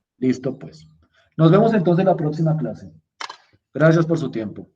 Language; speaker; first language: Spanish; native; Spanish